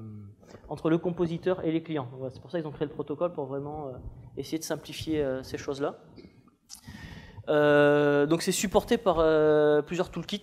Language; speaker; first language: French; native; French